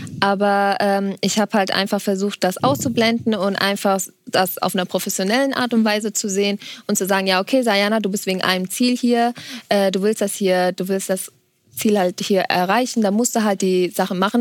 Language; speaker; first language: German; native; German